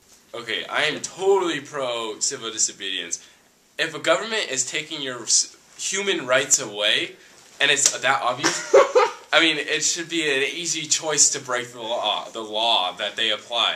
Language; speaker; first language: English; native; English